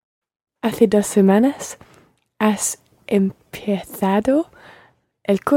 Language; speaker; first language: Spanish; non-native, learner; English